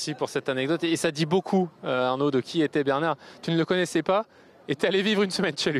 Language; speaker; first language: French; native; French